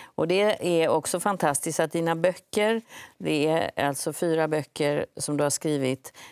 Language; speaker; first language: Swedish; native; Swedish